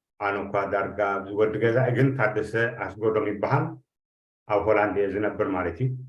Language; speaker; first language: Tigrinya; native; Tigrinya